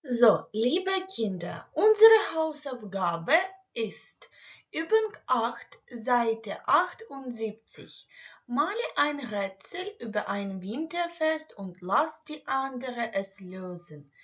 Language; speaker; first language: German; non-native, fluent; Ukrainian